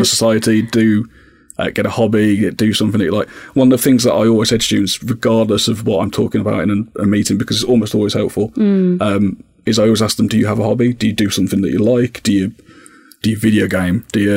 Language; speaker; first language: English; native; English